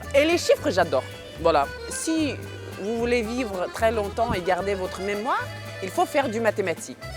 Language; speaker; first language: French; non-native, fluent; Ukrainian